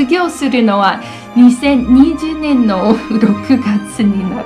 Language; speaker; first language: Japanese; non-native, fluent; English